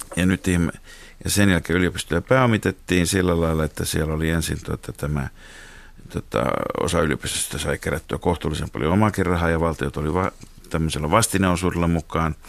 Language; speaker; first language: Finnish; native; Finnish